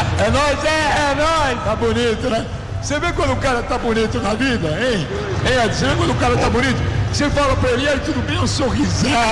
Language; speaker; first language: Portuguese; native; Portuguese